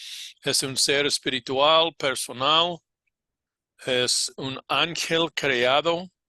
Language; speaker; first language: Spanish; non-native, fluent; English